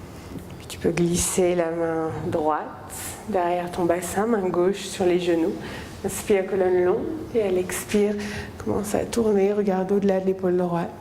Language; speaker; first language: French; native; French